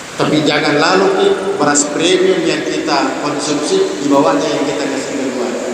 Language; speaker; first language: Malay; non-native, local second language; Buginese